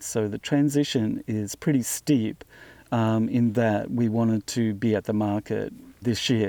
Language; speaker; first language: English; native; English